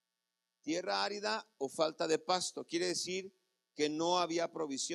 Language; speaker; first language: Spanish; native; Spanish